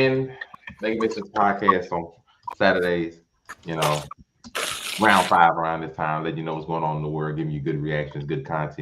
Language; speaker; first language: English; native; English